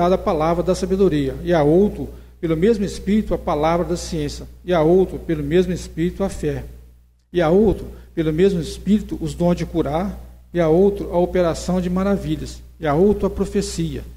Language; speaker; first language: Portuguese; native; Portuguese